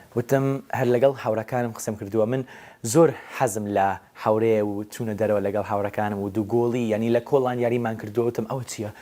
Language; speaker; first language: Central Kurdish; non-native, fluent; English